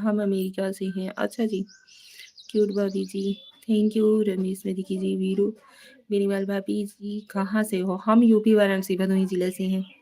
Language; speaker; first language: Hindi; native; Hindi